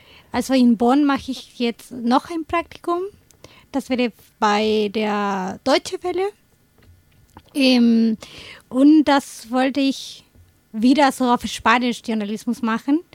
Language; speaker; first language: German; non-native, learner; Spanish